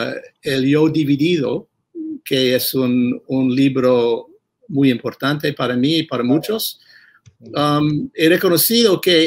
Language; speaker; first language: Spanish; non-native, fluent; English